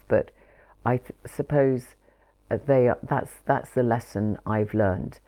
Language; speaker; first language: English; native; English